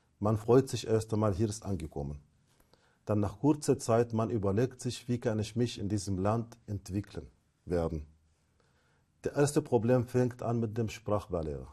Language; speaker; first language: German; non-native, fluent; Arabic